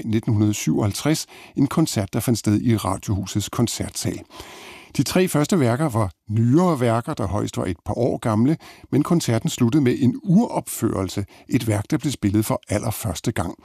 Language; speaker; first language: Danish; native; Danish